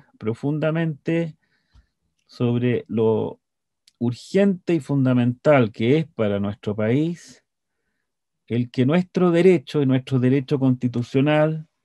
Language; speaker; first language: Spanish; native; Spanish